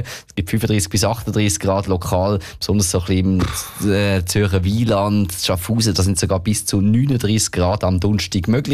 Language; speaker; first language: German; native; German